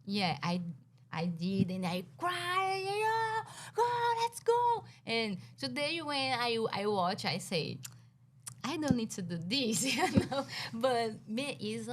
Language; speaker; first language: English; non-native, learner; Portuguese